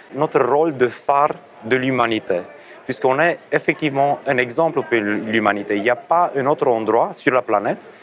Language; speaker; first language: French; non-native, fluent; Romanian